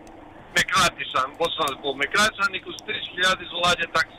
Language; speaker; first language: Greek; early bilingual, heritage; Greek